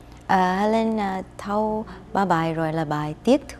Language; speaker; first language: Vietnamese; non-native, fluent; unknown